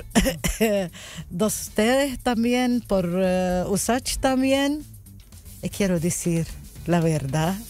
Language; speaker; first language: Spanish; non-native, learner; Arabic